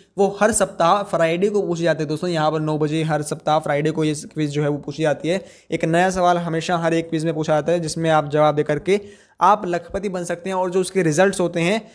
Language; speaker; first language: Hindi; native; Hindi